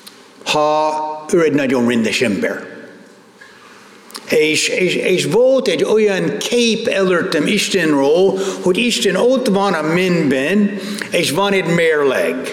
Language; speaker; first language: Hungarian; non-native, fluent; English